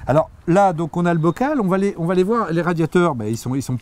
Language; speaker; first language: French; native; French